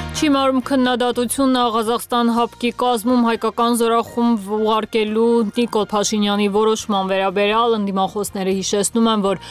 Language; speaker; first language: Armenian; native; Armenian